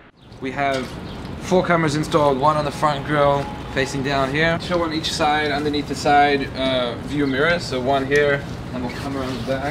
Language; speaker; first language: English; native; English